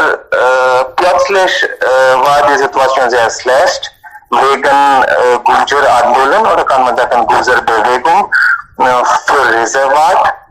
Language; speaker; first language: German; non-native, learner; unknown